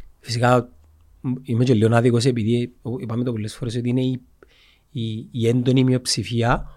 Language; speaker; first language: Greek; native; Greek